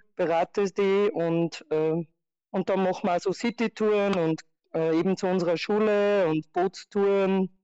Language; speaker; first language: German; native; German